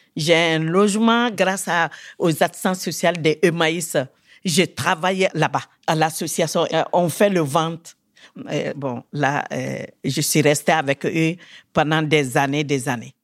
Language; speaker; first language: French; non-native, local second language; Bambara